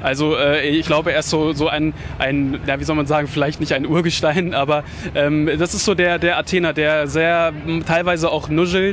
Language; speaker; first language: German; native; German